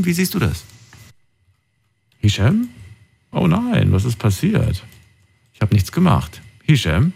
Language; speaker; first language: German; native; German